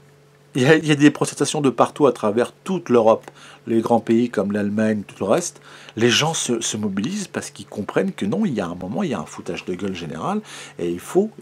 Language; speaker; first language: French; native; French